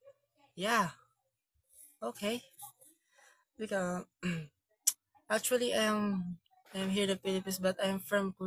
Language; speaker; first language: English; non-native, learner; Korean